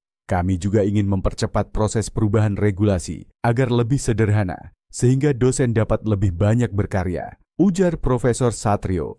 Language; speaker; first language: Indonesian; native; Indonesian